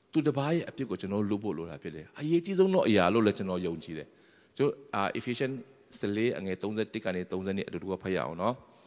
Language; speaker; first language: Burmese; non-native, local second language; Tedim Chin